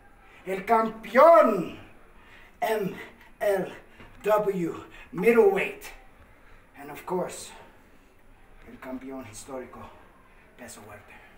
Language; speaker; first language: Spanish; non-native, fluent; English